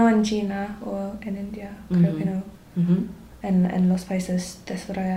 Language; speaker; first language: Spanish; non-native, learner; English